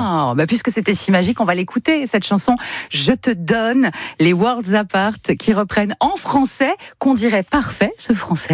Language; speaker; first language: French; native; French